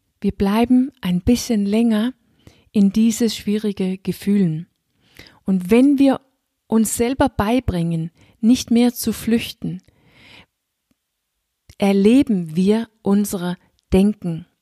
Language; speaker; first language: German; non-native, fluent; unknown